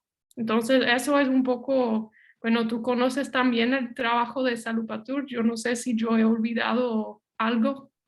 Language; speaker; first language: Spanish; non-native, fluent; Dutch